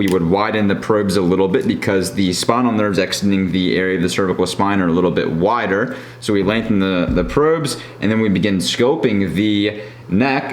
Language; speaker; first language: English; native; English